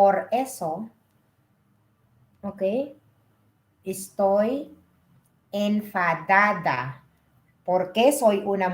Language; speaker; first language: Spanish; non-native, learner; Filipino